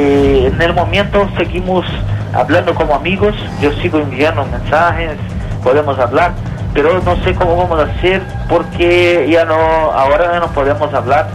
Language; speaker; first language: Spanish; non-native, learner; Portuguese